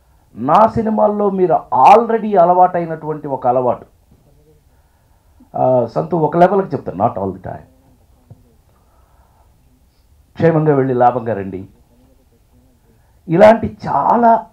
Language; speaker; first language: Telugu; native; Telugu